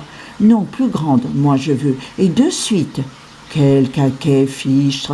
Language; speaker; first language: French; native; French